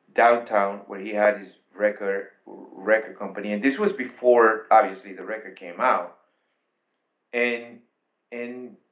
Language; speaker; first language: English; non-native, fluent; Spanish